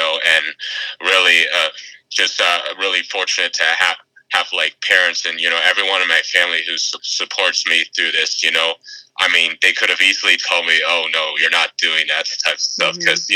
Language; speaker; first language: English; native; English